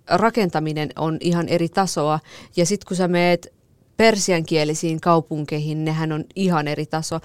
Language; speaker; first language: Finnish; early bilingual, other home language; Kurdish